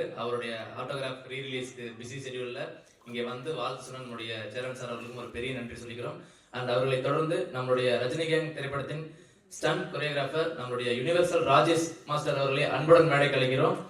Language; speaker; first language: Tamil; native; Tamil